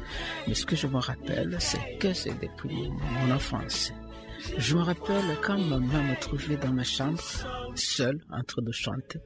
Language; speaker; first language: French; non-native, local second language; Rundi